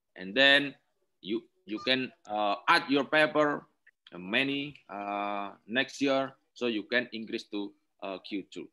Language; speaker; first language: English; non-native, learner; Indonesian